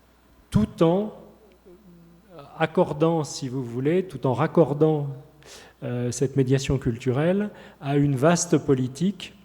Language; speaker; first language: French; native; French